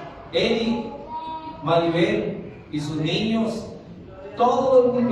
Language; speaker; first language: Spanish; native; Spanish